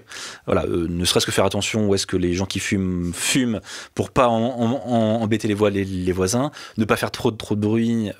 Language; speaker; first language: French; native; French